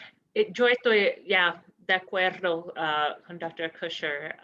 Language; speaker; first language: Spanish; non-native, fluent; English